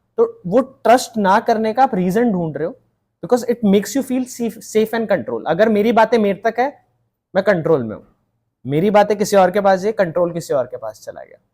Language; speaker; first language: Hindi; native; Hindi